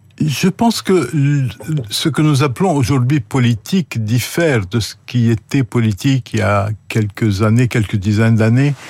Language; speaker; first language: French; non-native, local second language; Arabic